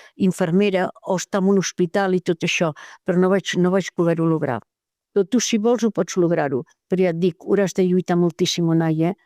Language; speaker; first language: Catalan; native; Catalan